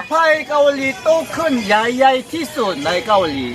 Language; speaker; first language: Thai; non-native, learner; Korean